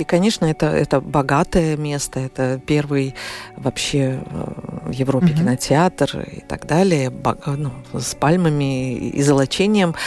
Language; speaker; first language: Russian; native; Russian